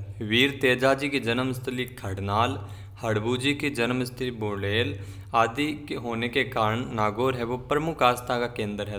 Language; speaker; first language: Hindi; native; Hindi